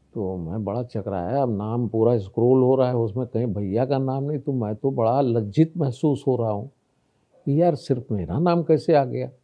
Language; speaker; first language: Hindi; native; Hindi